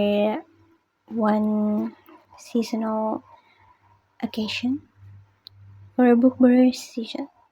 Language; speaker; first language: English; non-native, learner; Indonesian